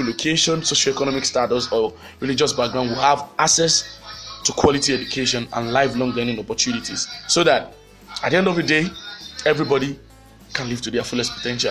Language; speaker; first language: English; non-native, local second language; Yoruba